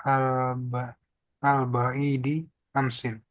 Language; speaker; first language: Arabic; non-native, learner; Indonesian